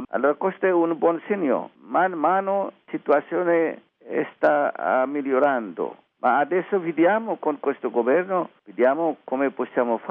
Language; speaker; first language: Italian; non-native, learner; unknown